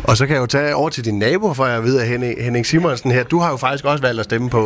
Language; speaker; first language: Danish; native; Danish